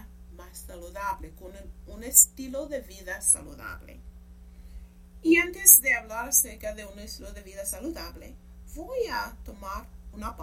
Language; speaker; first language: Spanish; non-native, fluent; English